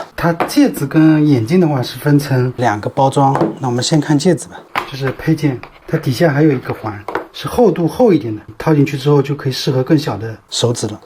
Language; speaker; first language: Chinese; native; Chinese